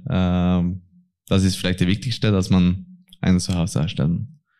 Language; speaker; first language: German; non-native, fluent; Norwegian